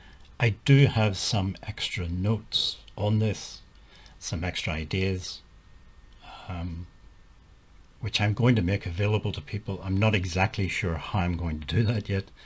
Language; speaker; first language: English; native; English